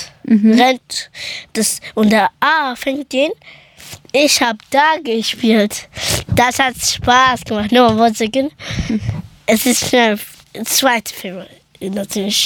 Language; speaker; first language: German; early bilingual, other home language; Persian